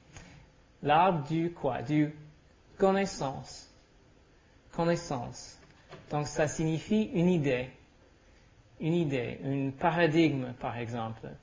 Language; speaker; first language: French; non-native, learner; English